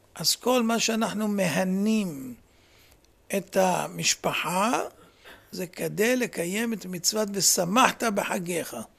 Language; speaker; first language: Hebrew; native; Hebrew